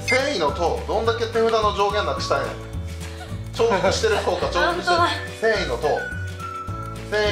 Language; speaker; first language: Japanese; native; Japanese